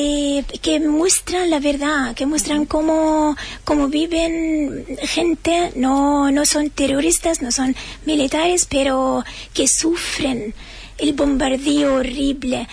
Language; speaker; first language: Spanish; non-native, fluent; Arabic